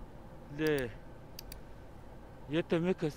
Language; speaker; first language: Swedish; non-native, learner; Arabic